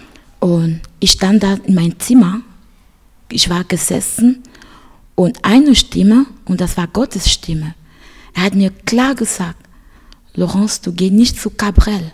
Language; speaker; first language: German; non-native, fluent; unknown